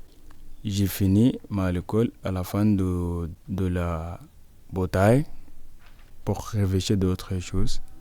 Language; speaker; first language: French; non-native, learner; Arabic